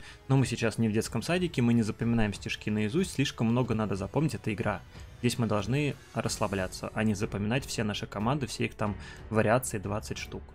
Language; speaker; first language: Russian; native; Russian